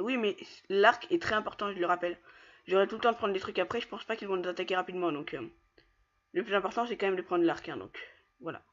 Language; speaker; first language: French; native; French